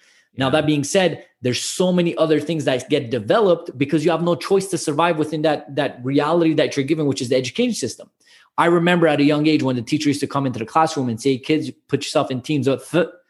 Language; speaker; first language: English; native; English